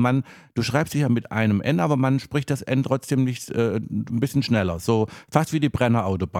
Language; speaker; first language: German; native; German